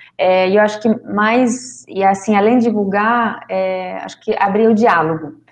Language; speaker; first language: Portuguese; non-native, fluent; Spanish